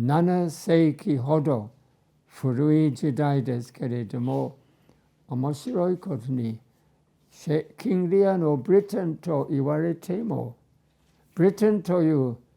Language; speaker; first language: Japanese; non-native, fluent; English